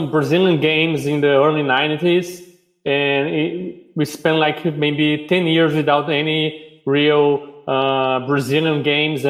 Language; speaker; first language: English; non-native, fluent; Portuguese